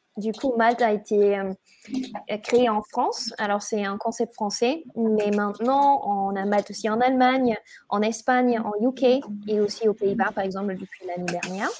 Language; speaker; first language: French; non-native, fluent; German